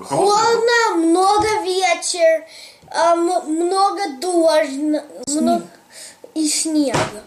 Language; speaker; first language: Russian; early bilingual, heritage; English